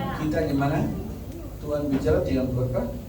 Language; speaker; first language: Indonesian; non-native, learner; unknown